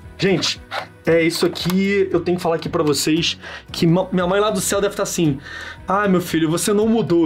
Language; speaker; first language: Portuguese; native; Portuguese